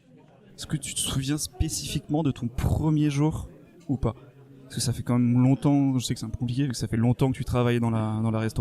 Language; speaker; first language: French; native; French